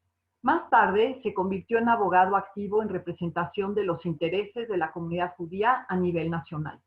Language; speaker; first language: Spanish; native; Spanish